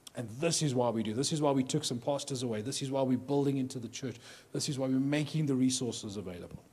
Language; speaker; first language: English; native; English